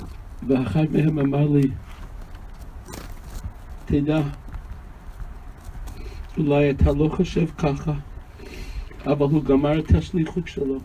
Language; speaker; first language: Hebrew; non-native, fluent; English